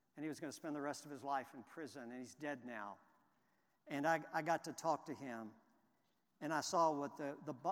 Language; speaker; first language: English; native; English